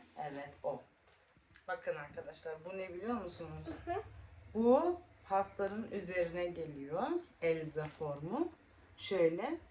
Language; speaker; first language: Turkish; early bilingual, heritage; Turkish